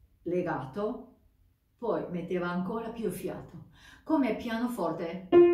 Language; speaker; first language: Italian; non-native, fluent; Japanese